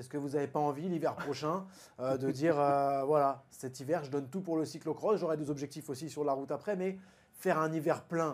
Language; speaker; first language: French; native; French